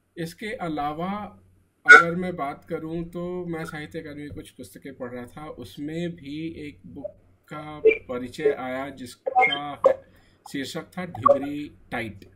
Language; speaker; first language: Hindi; native; Hindi